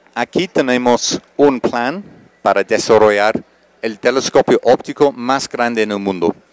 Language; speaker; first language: Spanish; non-native, fluent; English